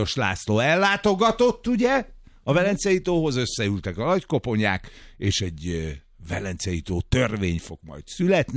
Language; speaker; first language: Hungarian; native; Hungarian